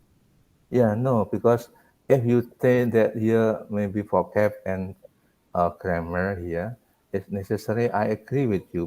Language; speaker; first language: English; non-native, learner; Indonesian